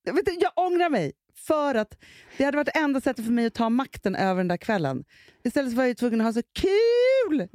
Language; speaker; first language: Swedish; native; Swedish